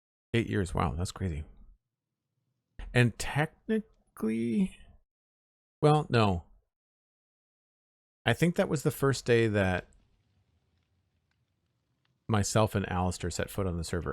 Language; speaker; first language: English; native; English